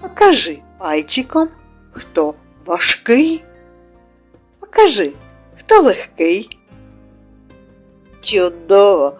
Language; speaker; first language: Ukrainian; native; Ukrainian